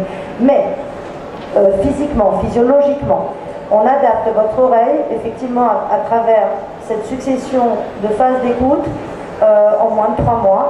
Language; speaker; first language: French; native; French